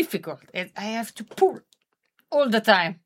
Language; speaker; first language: English; non-native, learner; Italian